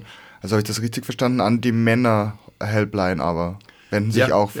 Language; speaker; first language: German; native; German